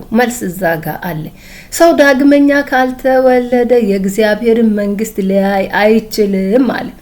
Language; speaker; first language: Amharic; non-native, local second language; Oromo